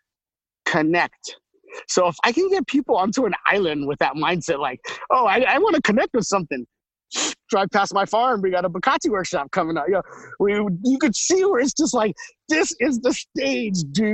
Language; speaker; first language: English; native; English